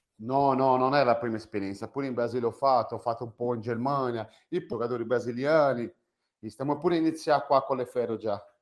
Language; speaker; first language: Italian; non-native, fluent; Portuguese